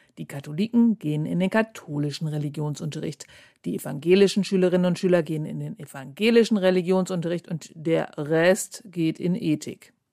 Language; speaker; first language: German; native; German